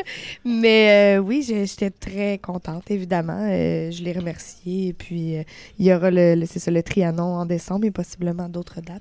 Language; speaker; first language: French; native; French